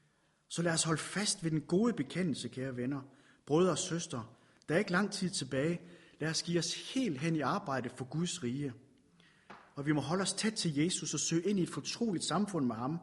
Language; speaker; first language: Danish; native; Danish